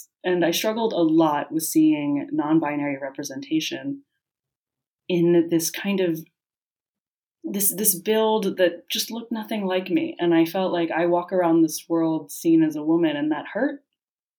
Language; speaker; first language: English; native; English